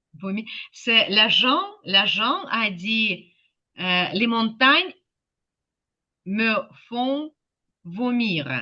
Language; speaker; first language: French; non-native, fluent; Ukrainian